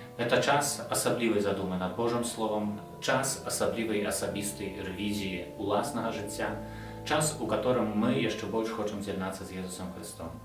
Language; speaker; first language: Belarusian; non-native, local second language; Russian